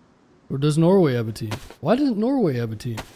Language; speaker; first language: English; native; English